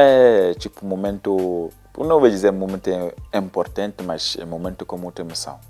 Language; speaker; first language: Portuguese; non-native, learner; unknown